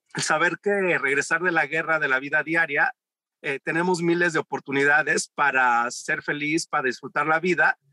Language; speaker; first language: Spanish; native; Spanish